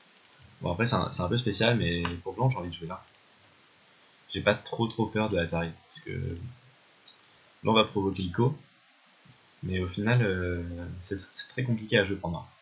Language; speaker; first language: French; native; French